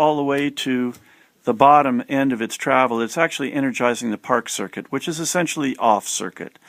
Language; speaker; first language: English; native; English